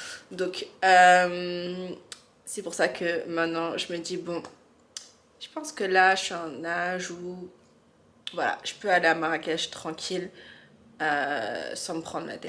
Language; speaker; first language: French; native; French